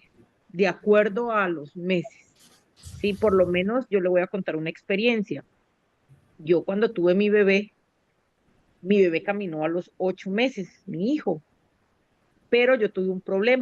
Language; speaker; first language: Spanish; native; Spanish